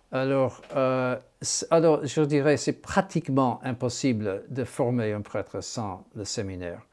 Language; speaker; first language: French; non-native, fluent; English